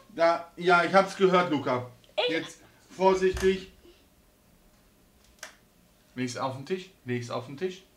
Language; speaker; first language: German; native; German